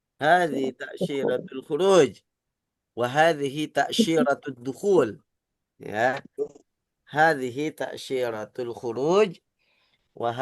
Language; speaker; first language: Arabic; non-native, fluent; Indonesian